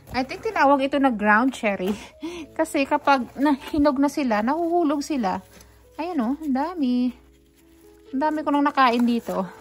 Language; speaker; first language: Filipino; non-native, local second language; Hiligaynon